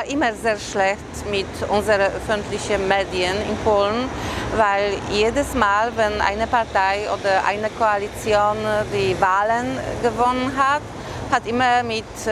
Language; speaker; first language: German; non-native, fluent; Polish